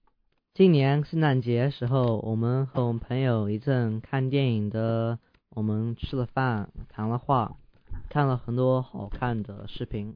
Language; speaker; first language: Chinese; early bilingual, heritage; English